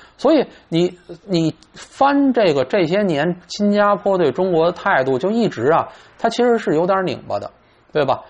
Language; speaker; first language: Chinese; native; Chinese